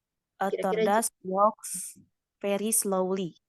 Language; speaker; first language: English; non-native, learner; Indonesian